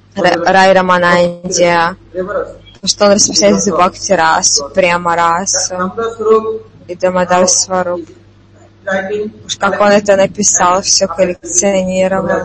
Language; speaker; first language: Russian; non-native, fluent; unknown